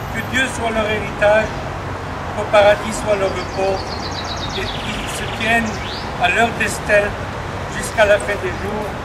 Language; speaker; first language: English; non-native, fluent; Hebrew